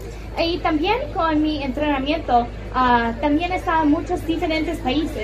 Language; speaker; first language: Spanish; non-native, learner; English